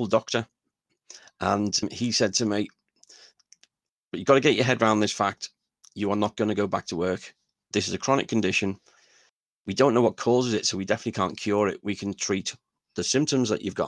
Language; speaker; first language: English; native; English